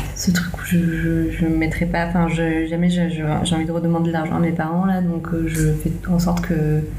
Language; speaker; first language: French; non-native, local second language; Arabic